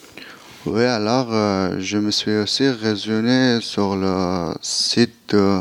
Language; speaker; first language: French; non-native, learner; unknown